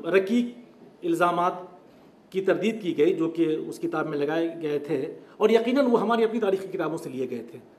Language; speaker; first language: Urdu; native; Urdu